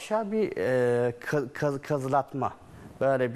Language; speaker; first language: Turkish; non-native, learner; Chinese